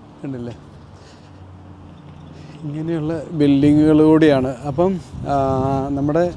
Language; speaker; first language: Malayalam; native; Malayalam